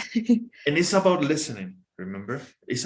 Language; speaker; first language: English; non-native, fluent; Spanish